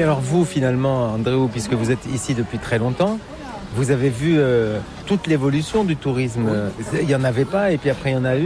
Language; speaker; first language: French; native; French